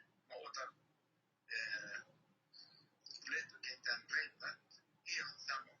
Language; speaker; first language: Finnish; non-native, learner; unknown